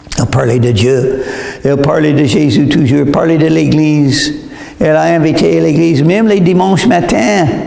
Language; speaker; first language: French; non-native, fluent; English